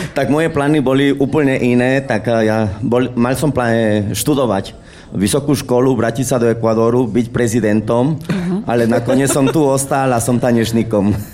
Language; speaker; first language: Slovak; non-native, fluent; Spanish